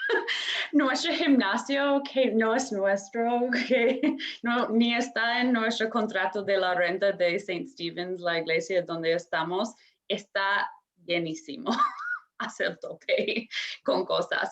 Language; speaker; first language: Spanish; non-native, fluent; English